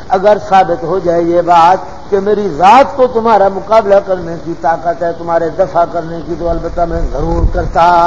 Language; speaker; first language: Urdu; non-native, local second language; Punjabi